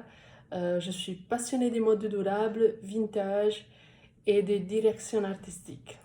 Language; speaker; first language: French; non-native, fluent; Italian